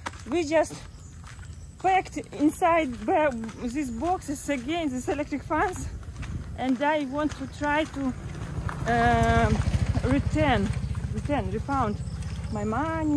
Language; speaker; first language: English; non-native, learner; Russian